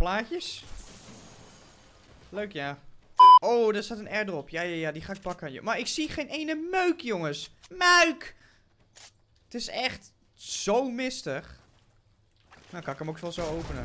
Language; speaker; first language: Dutch; native; Dutch